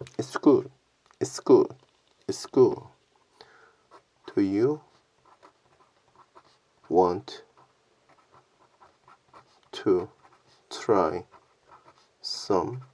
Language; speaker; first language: English; non-native, learner; Korean